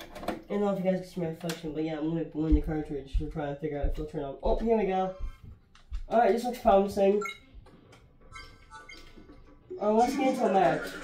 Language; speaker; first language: English; native; English